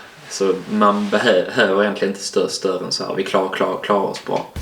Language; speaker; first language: Swedish; native; Swedish